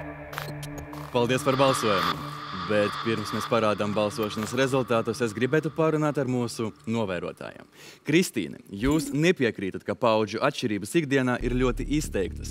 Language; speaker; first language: Latvian; native; Latvian